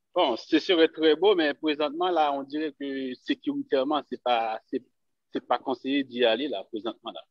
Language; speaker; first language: French; native; French